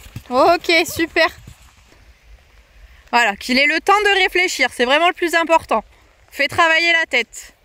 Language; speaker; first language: French; native; French